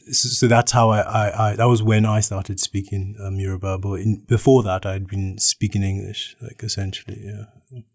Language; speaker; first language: English; native; English